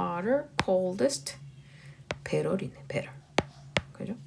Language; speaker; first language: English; non-native, fluent; Korean